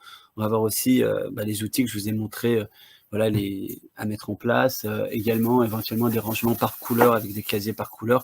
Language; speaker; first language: French; native; French